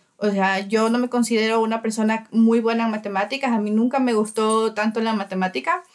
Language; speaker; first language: Spanish; native; Spanish